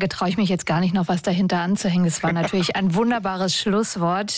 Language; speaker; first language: German; native; German